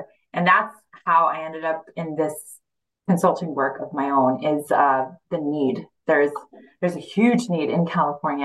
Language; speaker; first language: English; early bilingual, other home language; Spanish